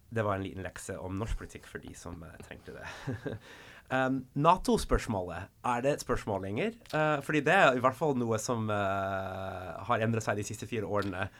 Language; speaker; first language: Swedish; non-native, fluent; English